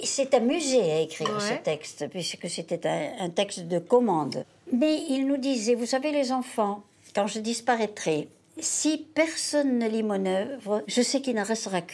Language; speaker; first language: French; native; French